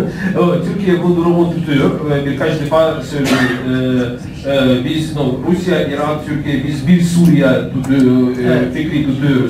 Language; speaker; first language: Turkish; non-native, fluent; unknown